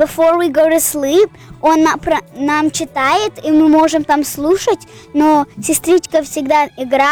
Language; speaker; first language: Russian; early bilingual, heritage; Russian